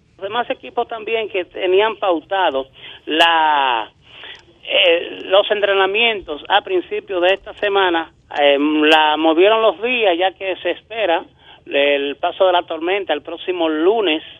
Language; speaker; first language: Spanish; native; Spanish